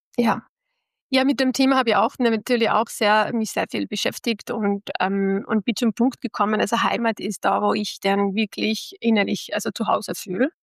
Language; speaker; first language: German; non-native, fluent; Arabic